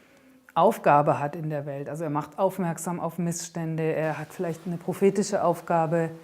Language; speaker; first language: German; native; German